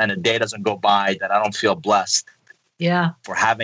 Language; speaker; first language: English; non-native, fluent; Persian